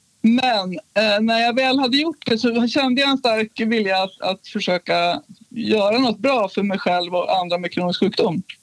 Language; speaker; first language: Swedish; native; Swedish